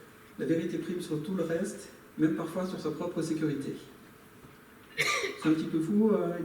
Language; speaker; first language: French; native; French